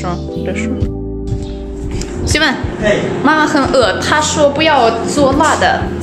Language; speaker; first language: Chinese; non-native, fluent; Russian